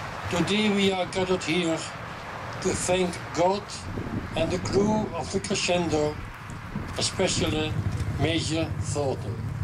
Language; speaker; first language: English; non-native, fluent; Dutch